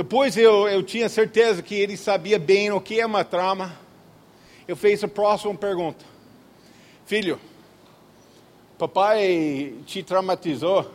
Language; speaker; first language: Portuguese; non-native, fluent; English